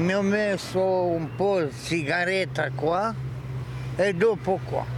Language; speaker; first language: Italian; non-native, learner; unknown